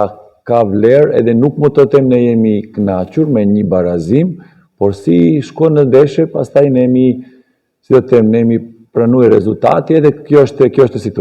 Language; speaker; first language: Albanian; non-native, learner; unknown